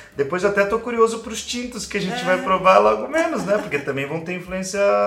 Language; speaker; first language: Portuguese; native; Portuguese